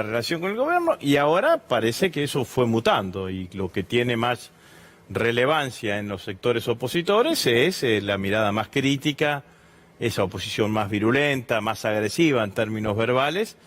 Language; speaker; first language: Spanish; native; Spanish